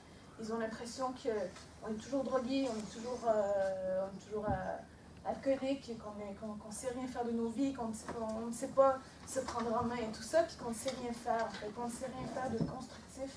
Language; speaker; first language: French; non-native, local second language; Innu-aimun